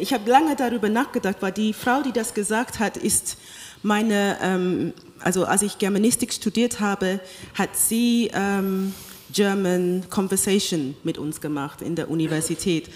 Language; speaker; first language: German; non-native, fluent; English